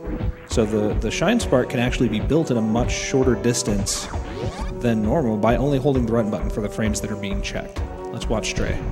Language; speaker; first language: English; native; English